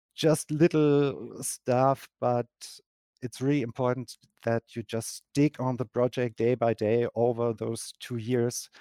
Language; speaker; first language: English; non-native, fluent; German